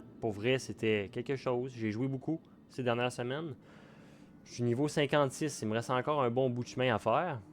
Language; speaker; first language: French; native; French